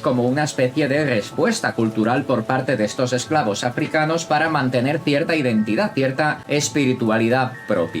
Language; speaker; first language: Spanish; native; Spanish